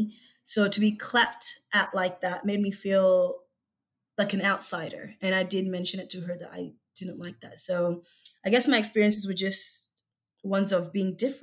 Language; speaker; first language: English; early bilingual, other home language; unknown